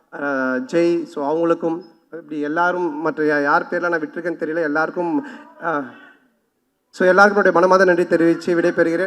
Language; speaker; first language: Tamil; native; Tamil